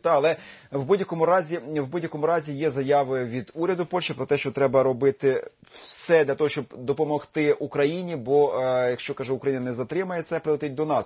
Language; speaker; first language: Ukrainian; native; Ukrainian